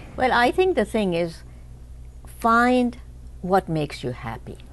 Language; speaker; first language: English; non-native, local second language; Hindi